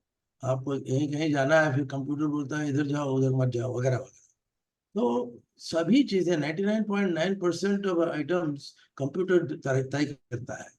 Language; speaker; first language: Hindi; non-native, local second language; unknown